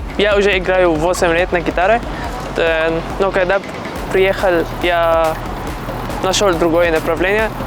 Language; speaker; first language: Russian; non-native, fluent; Arabic